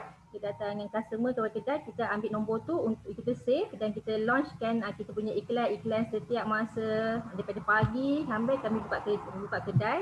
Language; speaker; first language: Malay; native; Malay